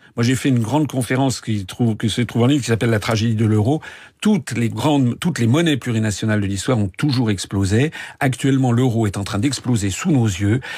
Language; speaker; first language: French; native; French